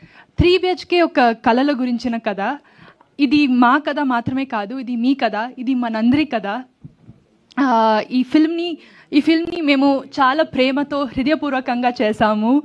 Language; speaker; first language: Telugu; non-native, learner; Tamil